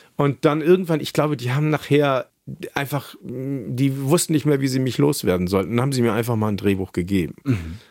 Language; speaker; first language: German; native; German